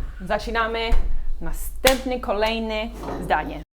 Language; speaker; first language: Polish; non-native, learner; English